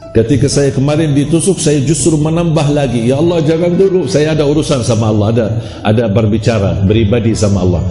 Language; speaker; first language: Malay; non-native, fluent; Arabic